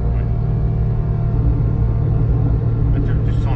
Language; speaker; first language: French; non-native, fluent; Romanian